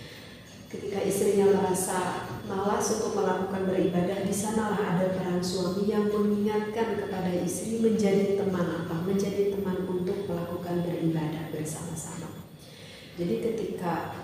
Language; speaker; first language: Indonesian; native; Indonesian